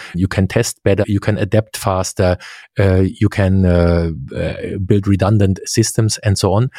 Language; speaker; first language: English; non-native, fluent; German